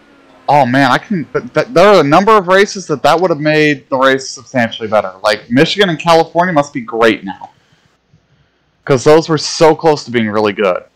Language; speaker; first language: English; native; English